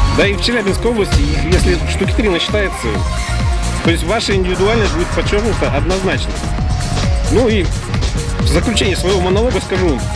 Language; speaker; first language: Russian; native; Russian